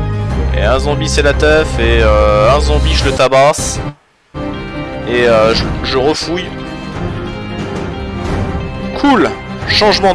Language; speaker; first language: French; native; French